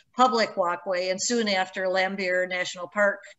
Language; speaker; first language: English; native; English